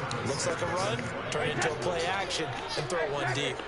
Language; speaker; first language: English; native; English